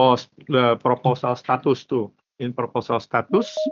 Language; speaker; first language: English; non-native, learner; Indonesian